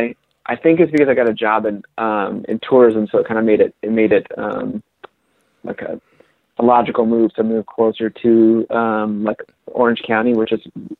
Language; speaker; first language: English; native; English